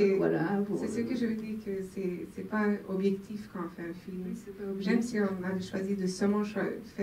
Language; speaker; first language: French; non-native, local second language; Swedish